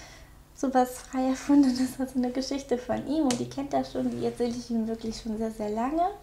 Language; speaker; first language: German; native; German